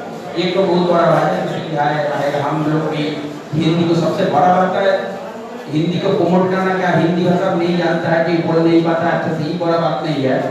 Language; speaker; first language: Hindi; non-native, local second language; Bangla